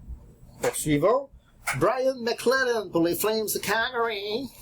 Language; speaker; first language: French; native; French